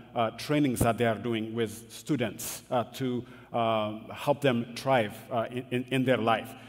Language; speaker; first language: English; non-native, fluent; Amharic